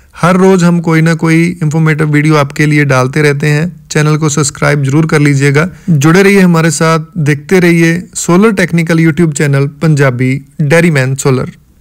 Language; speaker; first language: Hindi; non-native, local second language; Punjabi